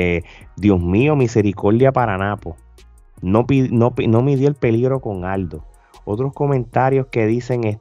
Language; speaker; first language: Spanish; native; Spanish